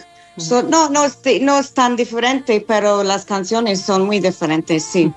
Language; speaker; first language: Spanish; non-native, learner; English